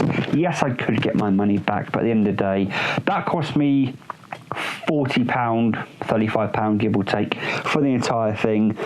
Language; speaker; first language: English; native; English